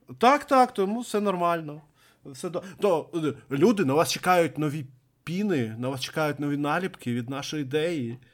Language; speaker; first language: Ukrainian; native; Ukrainian